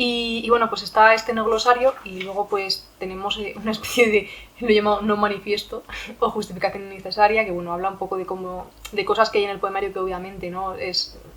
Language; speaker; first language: Spanish; native; Spanish